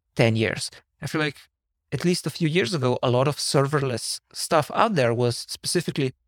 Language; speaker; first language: English; non-native, fluent; Slovenian